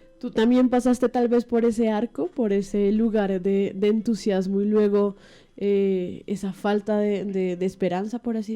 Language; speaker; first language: Spanish; native; Spanish